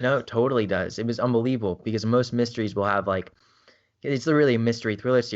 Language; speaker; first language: English; native; English